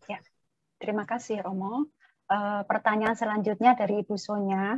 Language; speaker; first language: Indonesian; native; Indonesian